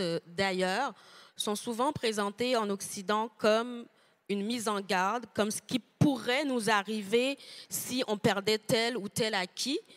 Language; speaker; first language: French; native; French